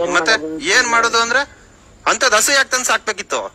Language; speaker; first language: Kannada; native; Kannada